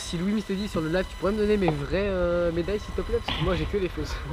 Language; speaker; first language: French; native; French